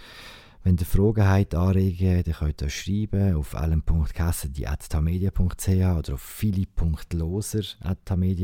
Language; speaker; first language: German; native; German